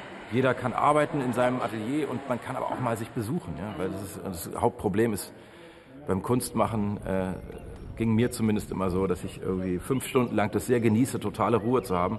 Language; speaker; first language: German; native; German